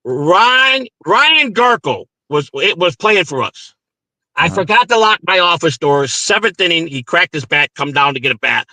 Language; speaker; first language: English; native; English